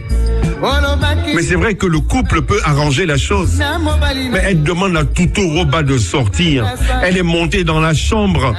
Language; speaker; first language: French; non-native, local second language; Akan